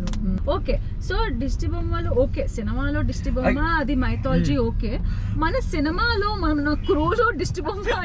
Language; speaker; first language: Telugu; native; Telugu